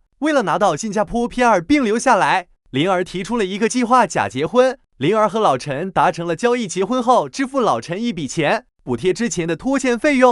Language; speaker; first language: Chinese; native; Chinese